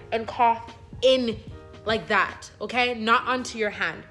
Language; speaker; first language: English; native; English